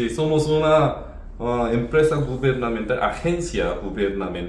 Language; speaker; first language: Spanish; non-native, learner; Korean